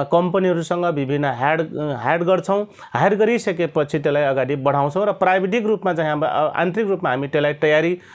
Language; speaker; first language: Nepali; non-native, local second language; Rana Tharu